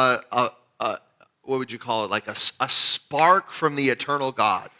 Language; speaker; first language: English; native; English